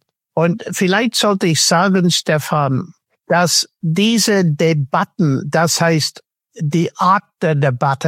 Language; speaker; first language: German; non-native, fluent; English